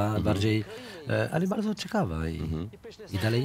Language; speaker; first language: Polish; non-native, fluent; French